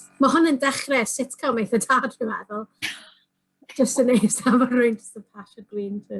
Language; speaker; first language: Welsh; non-native, local second language; English